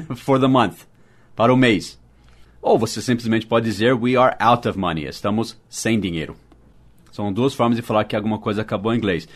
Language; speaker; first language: Portuguese; non-native, fluent; English